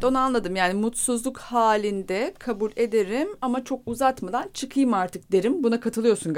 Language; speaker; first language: Turkish; native; Turkish